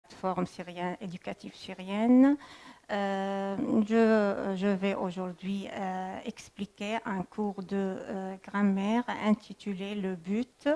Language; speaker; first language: French; non-native, fluent; Arabic